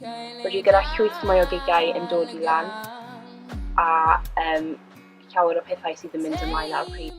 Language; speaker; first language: Welsh; non-native, local second language; English